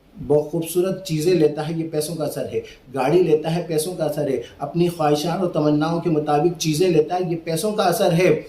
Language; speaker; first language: Urdu; non-native, local second language; Sindhi